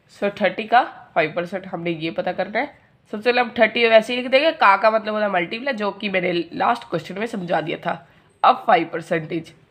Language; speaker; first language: Hindi; non-native, local second language; Punjabi